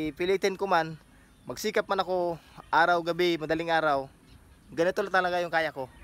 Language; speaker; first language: Filipino; non-native, local second language; Cebuano